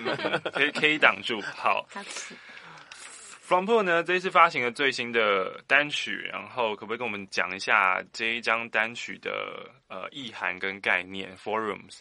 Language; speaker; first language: Chinese; native; Chinese